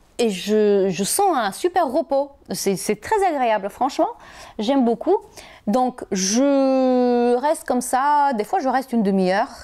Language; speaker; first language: French; non-native, fluent; Bulgarian